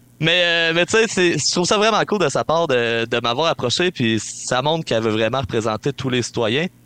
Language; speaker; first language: French; native; French